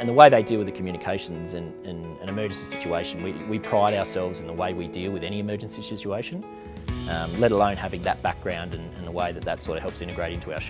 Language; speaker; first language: English; native; English